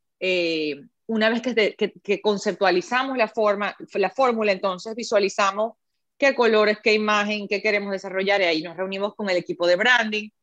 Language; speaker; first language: Spanish; native; Spanish